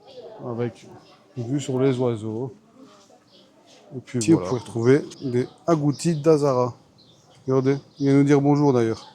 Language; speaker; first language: French; native; French